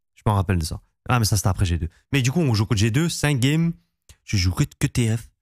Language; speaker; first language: French; native; French